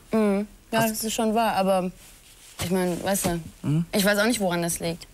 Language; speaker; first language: German; early bilingual, other home language; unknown